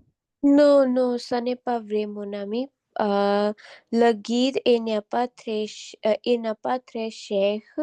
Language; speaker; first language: French; non-native, learner; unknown